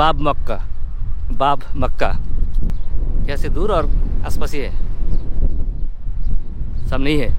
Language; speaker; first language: Hindi; non-native, learner; Bangla